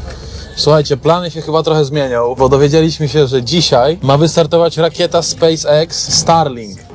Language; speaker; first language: Polish; native; Polish